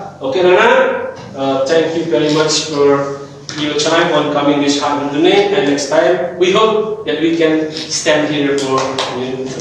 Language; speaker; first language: English; non-native, learner; Indonesian